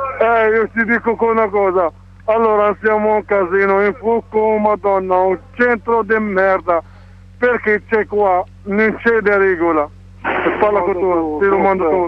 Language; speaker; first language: Italian; non-native, learner; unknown